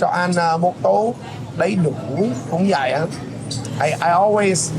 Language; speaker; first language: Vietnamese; non-native, learner; English